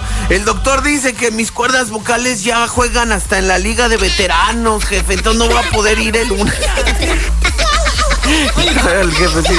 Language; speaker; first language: Spanish; native; Spanish